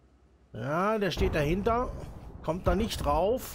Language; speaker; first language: German; native; German